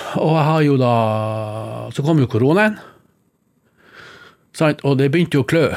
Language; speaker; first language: Norwegian; native; Norwegian